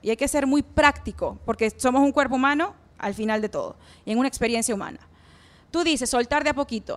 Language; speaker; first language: Spanish; native; Spanish